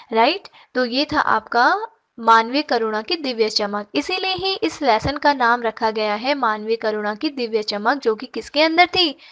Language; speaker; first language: Hindi; native; Hindi